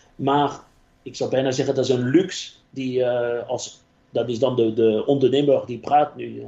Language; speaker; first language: Dutch; non-native, fluent; French